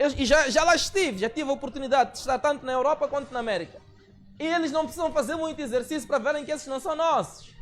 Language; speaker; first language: Portuguese; non-native, local second language; Tsonga